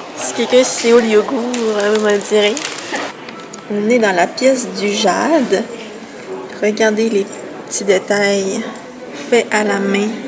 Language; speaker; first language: French; early bilingual, other home language; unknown